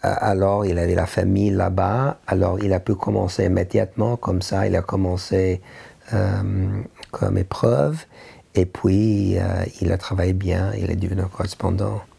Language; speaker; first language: French; non-native, learner; English